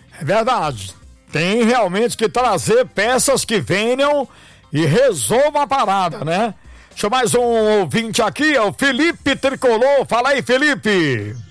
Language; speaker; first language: Portuguese; native; Portuguese